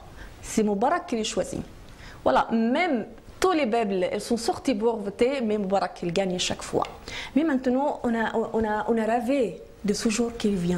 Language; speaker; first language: French; non-native, learner; Arabic